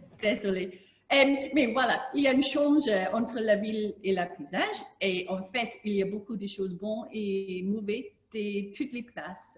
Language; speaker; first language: French; non-native, learner; English